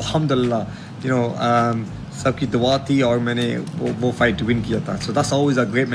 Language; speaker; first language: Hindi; early bilingual, heritage; Hindi